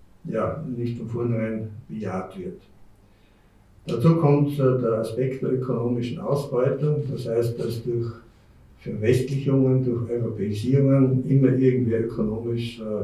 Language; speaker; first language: German; native; German